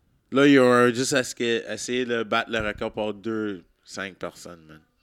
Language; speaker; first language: French; native; French